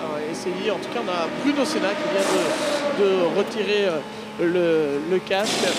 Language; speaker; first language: French; native; French